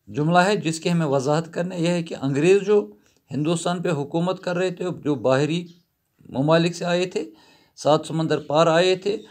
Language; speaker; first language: Urdu; non-native, local second language; Kashmiri